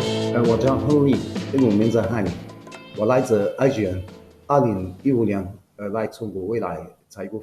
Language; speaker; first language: Chinese; non-native, fluent; Arabic